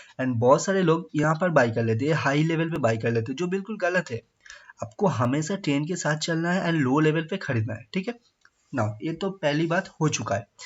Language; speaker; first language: Hindi; non-native, local second language; Bangla